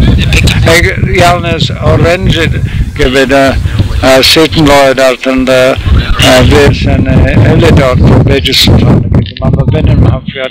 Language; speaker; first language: Turkish; non-native, learner; English